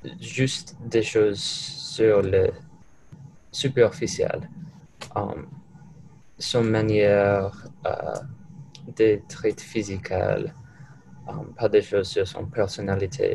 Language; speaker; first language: French; non-native, learner; English